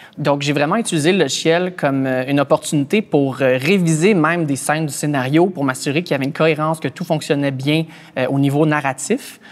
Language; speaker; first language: French; native; French